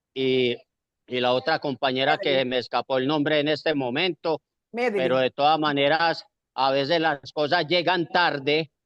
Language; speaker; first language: Spanish; native; Spanish